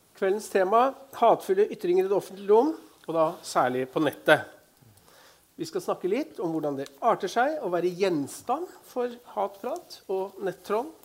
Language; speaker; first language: Norwegian; native; Norwegian